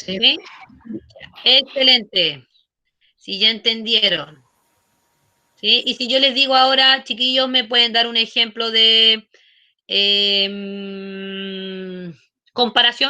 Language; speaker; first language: Spanish; native; Spanish